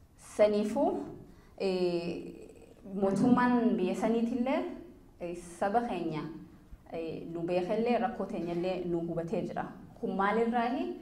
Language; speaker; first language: Oromo; early bilingual, heritage; Oromo